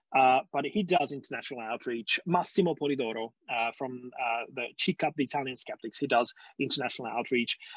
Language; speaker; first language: English; non-native, fluent; Hungarian